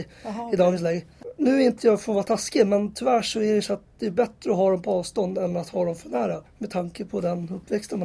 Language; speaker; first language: Swedish; native; Swedish